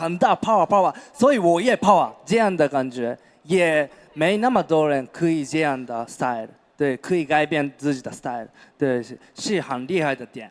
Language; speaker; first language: Chinese; non-native, learner; Japanese